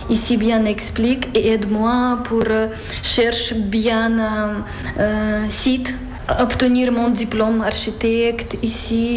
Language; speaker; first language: French; non-native, learner; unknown